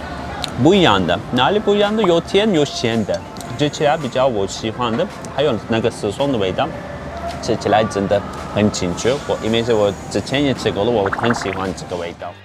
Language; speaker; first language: Chinese; non-native, fluent; Turkish